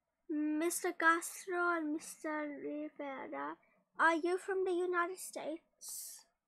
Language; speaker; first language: English; native; English